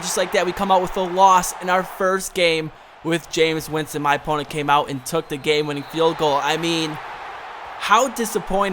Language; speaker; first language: English; native; English